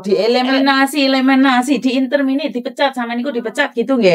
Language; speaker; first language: Indonesian; non-native, local second language; Javanese